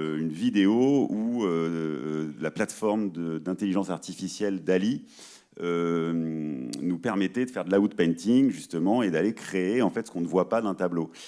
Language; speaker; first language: French; native; French